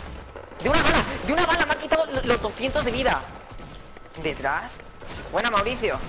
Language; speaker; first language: Spanish; native; Spanish